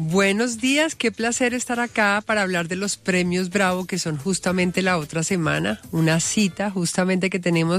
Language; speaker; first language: Spanish; native; Spanish